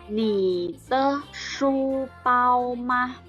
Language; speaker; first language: Chinese; non-native, fluent; Thai